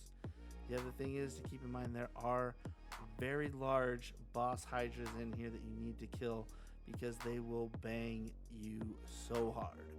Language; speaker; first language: English; native; English